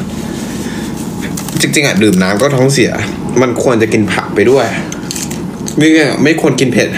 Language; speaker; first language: Thai; early bilingual, heritage; Thai